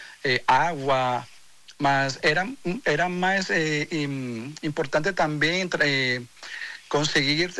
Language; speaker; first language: Portuguese; non-native, fluent; Spanish